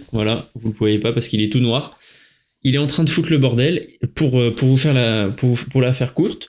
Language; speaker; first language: French; native; French